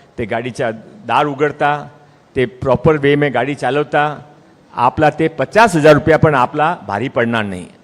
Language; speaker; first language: Marathi; non-native, local second language; Hindi